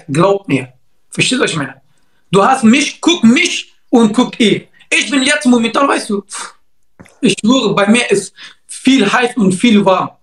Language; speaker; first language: German; non-native, learner; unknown